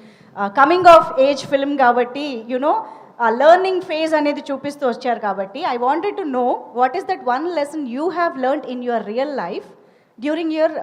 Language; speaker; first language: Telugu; native; Telugu